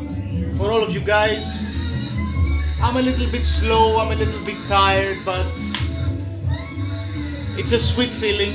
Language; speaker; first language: English; non-native, fluent; Greek